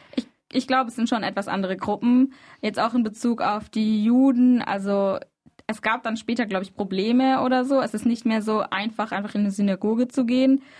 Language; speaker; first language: German; early bilingual, other home language; Arabic